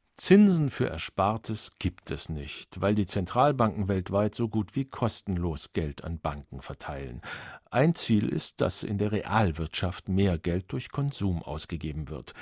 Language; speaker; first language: German; native; German